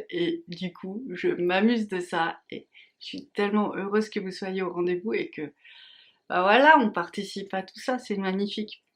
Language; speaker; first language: French; native; French